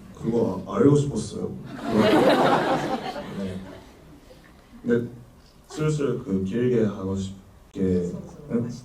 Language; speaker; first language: Korean; non-native, learner; Japanese